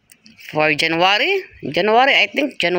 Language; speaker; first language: English; non-native, learner; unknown